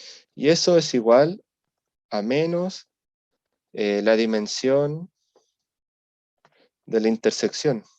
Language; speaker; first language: Spanish; native; Spanish